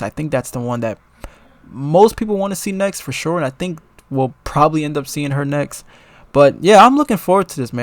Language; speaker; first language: English; native; English